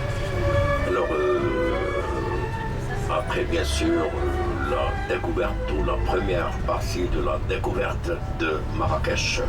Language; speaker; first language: French; non-native, local second language; Arabic